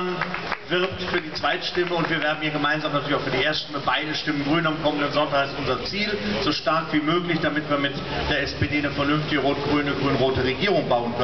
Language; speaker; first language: German; native; German